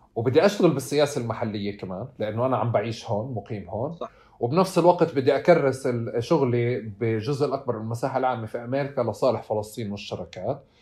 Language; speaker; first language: Arabic; native; Arabic